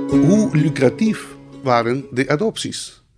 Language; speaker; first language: Dutch; non-native, local second language; Spanish